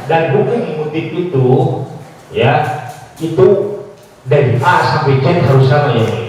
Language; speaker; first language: Indonesian; native; Indonesian